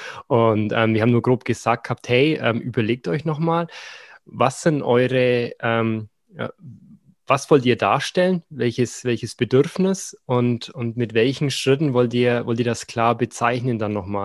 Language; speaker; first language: German; native; German